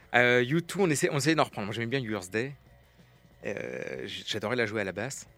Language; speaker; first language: French; native; French